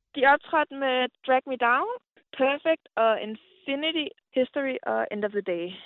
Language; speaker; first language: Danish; native; Danish